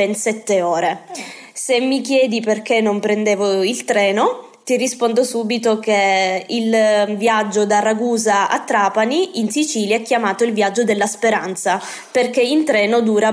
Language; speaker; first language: Italian; native; Italian